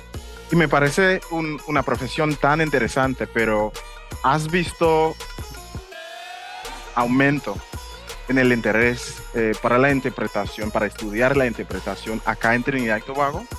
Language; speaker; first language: Spanish; non-native, fluent; English